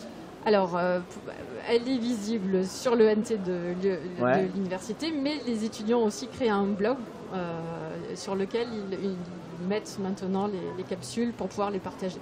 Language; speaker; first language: French; native; French